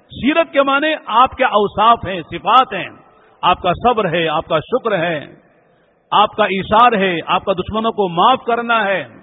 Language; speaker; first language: Urdu; native; Urdu